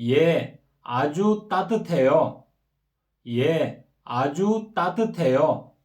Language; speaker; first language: Korean; non-native, fluent; Kyrgyz